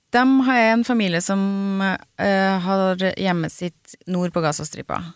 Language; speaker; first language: Norwegian; native; Norwegian